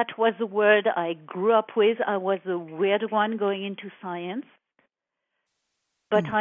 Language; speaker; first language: English; non-native, fluent; French